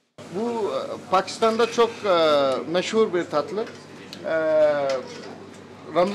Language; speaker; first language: Turkish; non-native, learner; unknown